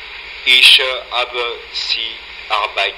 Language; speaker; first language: German; non-native, learner; French